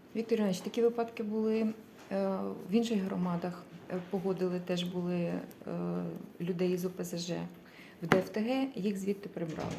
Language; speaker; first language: Ukrainian; native; Ukrainian